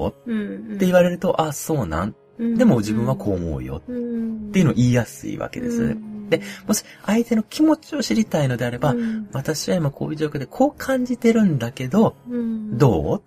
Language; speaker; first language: Japanese; native; Japanese